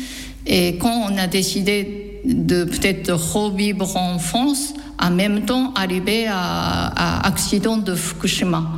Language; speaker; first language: French; non-native, fluent; Japanese